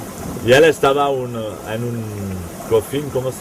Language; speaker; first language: Spanish; non-native, fluent; French